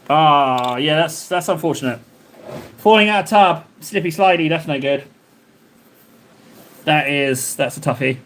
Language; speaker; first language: English; native; English